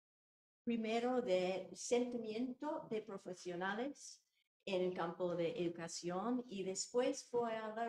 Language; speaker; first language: Spanish; non-native, fluent; English